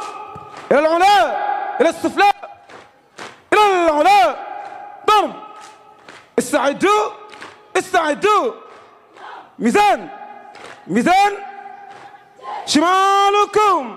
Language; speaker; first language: Arabic; non-native, learner; Wolof